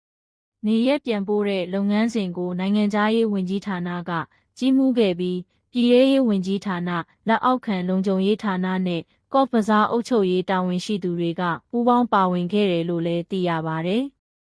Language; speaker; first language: Burmese; native; Burmese